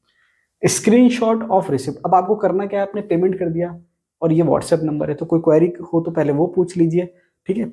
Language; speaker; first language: Hindi; native; Hindi